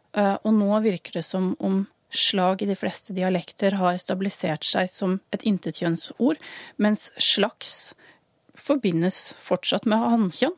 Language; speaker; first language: Norwegian; native; Norwegian